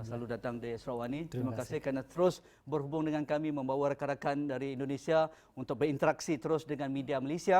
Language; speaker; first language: Malay; native; Malay